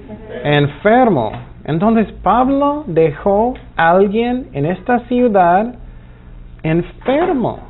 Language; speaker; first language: Spanish; non-native, fluent; English